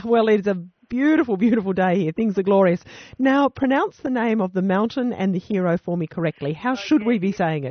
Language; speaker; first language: English; native; English